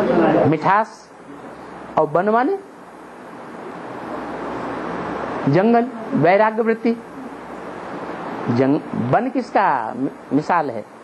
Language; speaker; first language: Hindi; native; Hindi